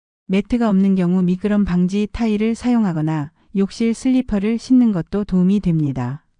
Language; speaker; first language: Korean; native; Korean